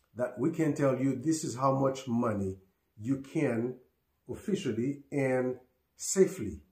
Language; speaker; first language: English; non-native, fluent; Haitian Creole